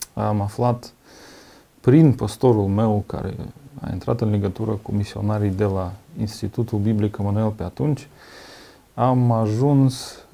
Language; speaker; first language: Romanian; non-native, fluent; Russian